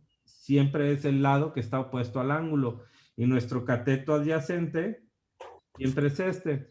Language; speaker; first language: Spanish; native; Spanish